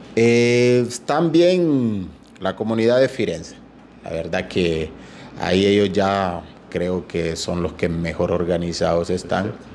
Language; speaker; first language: Spanish; native; Spanish